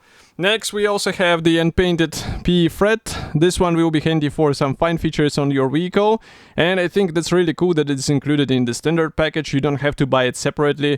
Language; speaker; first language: English; non-native, fluent; Russian